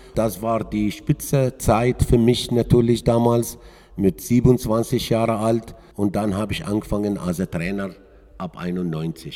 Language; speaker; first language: German; non-native, learner; Arabic